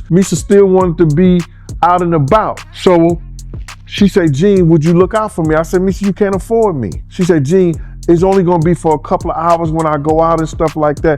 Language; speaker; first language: English; native; English